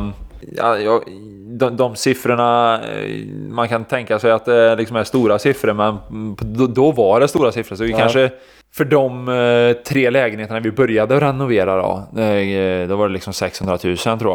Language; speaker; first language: Swedish; native; Swedish